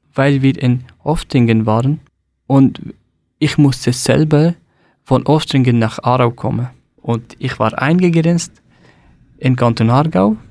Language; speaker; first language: German; non-native, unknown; Persian